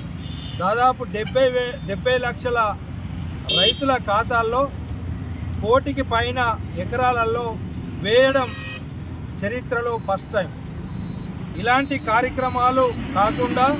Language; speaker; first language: Telugu; native; Telugu